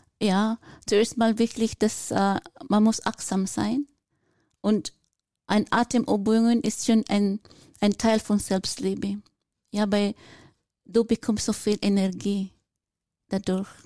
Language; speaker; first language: German; non-native, fluent; Filipino